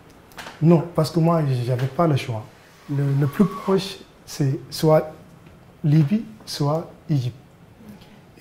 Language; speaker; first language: French; non-native, learner; Arabic